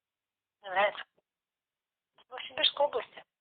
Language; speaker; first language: Russian; native; Russian